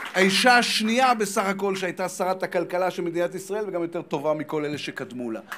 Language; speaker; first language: Hebrew; native; Hebrew